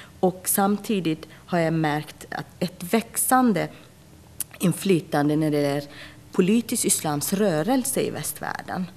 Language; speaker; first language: Swedish; non-native, fluent; Central Kurdish